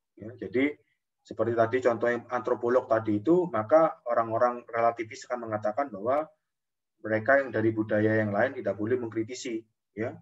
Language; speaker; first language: Indonesian; native; Indonesian